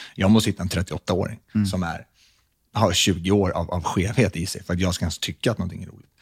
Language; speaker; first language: Swedish; native; Swedish